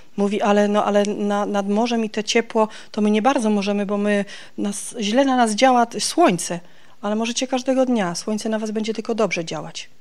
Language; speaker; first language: Polish; native; Polish